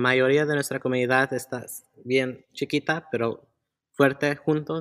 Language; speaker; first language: Spanish; early bilingual, heritage; Spanish